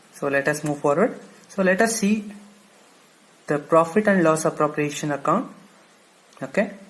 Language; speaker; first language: English; non-native, local second language; Kannada